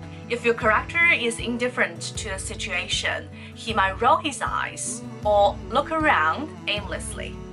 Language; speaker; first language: English; non-native, fluent; Chinese